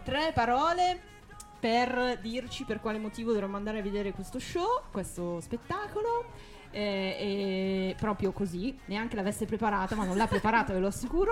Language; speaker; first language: Italian; native; Italian